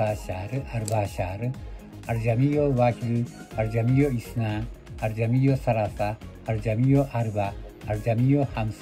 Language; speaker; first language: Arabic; non-native, learner; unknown